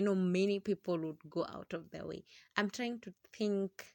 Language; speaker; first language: English; non-native, local second language; Swahili